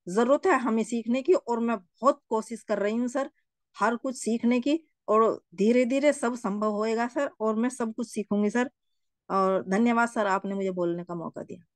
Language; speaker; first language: Hindi; native; Hindi